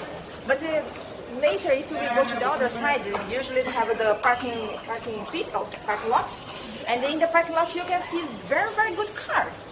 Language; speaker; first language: English; non-native, fluent; Portuguese